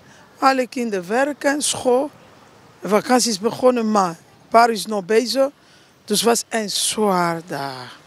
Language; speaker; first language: Dutch; non-native, learner; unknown